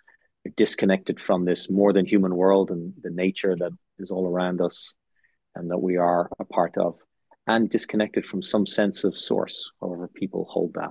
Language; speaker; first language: English; native; English